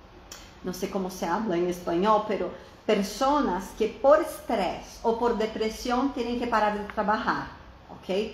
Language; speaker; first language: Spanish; non-native, fluent; Portuguese